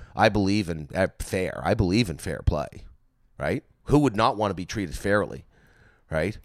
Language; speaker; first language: English; native; English